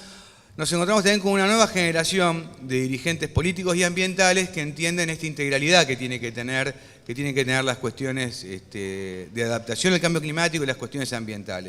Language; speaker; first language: Spanish; native; Spanish